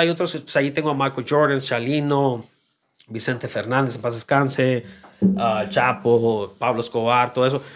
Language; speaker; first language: Spanish; early bilingual, other home language; English